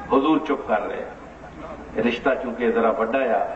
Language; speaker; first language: Urdu; non-native, local second language; Punjabi